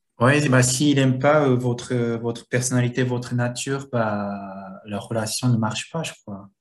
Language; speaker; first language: French; non-native, learner; Japanese